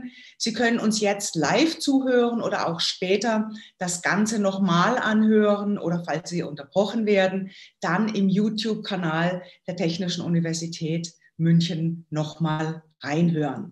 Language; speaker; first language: German; native; German